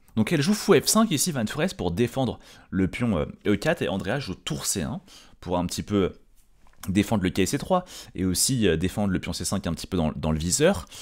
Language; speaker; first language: French; native; French